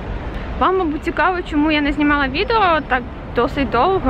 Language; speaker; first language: Ukrainian; native; Ukrainian